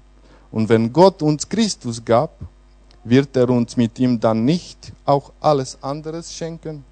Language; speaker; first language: German; non-native, fluent; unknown